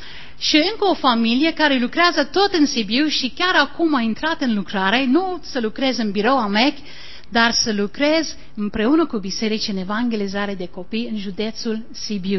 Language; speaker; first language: Romanian; non-native, learner; English